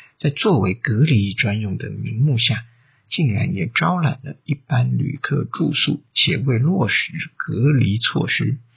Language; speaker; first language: Chinese; native; Chinese